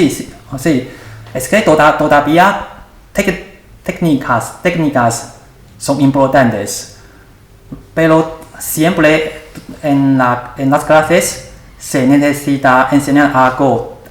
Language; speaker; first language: Spanish; non-native, learner; Chinese